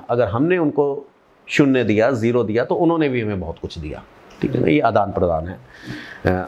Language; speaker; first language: Hindi; non-native, local second language; Punjabi